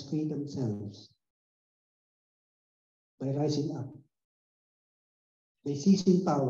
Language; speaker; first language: English; non-native, local second language; Filipino